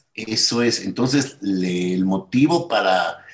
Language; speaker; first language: Spanish; native; Spanish